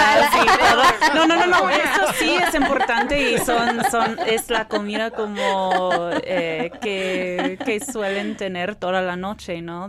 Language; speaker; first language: Spanish; non-native, fluent; English